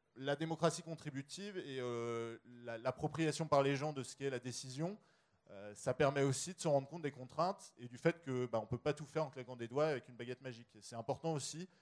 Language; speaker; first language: French; native; French